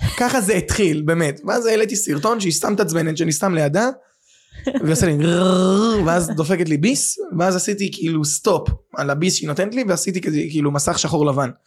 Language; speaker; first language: Hebrew; native; Hebrew